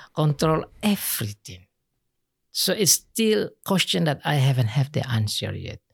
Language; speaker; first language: English; non-native, learner; Indonesian